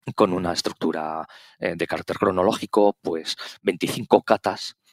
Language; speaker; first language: Spanish; native; Spanish